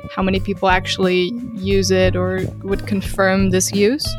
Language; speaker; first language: English; non-native, fluent; Dutch